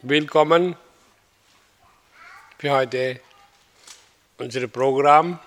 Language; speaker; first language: German; non-native, learner; Hindi